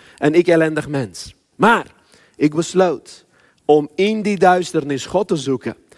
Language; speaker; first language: Dutch; early bilingual, other home language; Armenian